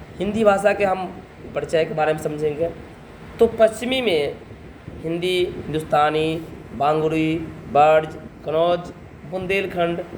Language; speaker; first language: Hindi; native; Hindi